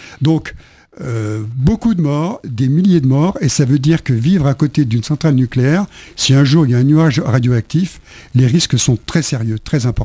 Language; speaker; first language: French; native; French